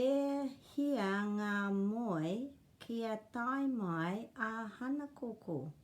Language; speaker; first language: Māori; non-native, learner; English